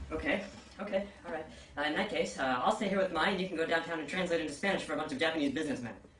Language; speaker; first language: English; native; English